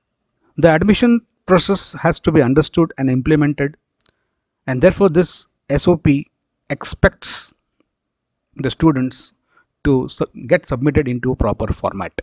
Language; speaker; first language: English; non-native, local second language; Marathi